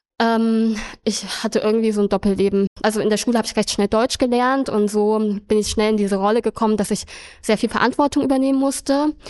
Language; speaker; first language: German; early bilingual, other home language; Vietnamese